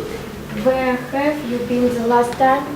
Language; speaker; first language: English; non-native, learner; Russian